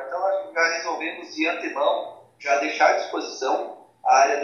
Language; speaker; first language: Portuguese; native; Portuguese